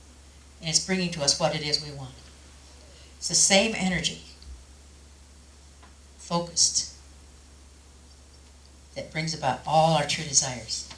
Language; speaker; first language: English; native; English